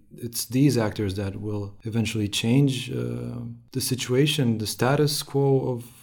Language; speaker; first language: English; non-native, fluent; Romanian